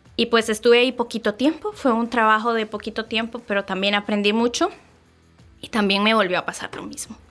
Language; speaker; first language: Spanish; native; Spanish